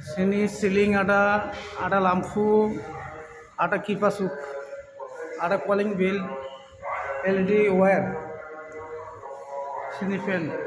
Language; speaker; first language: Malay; non-native, learner; Bangla